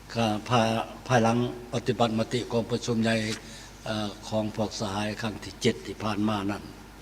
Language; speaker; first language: Lao; native; Lao